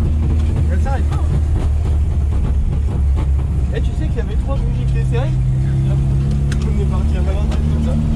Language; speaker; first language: French; native; French